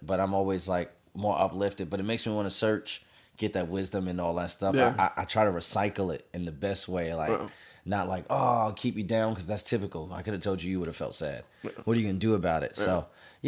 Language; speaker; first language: English; native; English